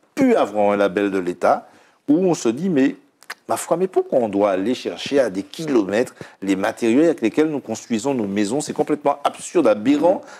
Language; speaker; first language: French; native; French